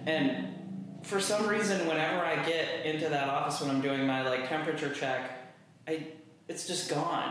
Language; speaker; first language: English; native; English